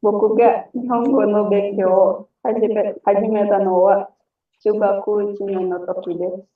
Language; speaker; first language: Japanese; non-native, learner; Indonesian